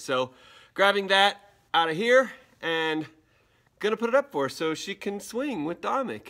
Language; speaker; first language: English; native; English